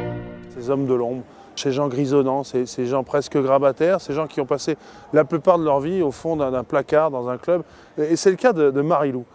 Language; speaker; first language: French; native; French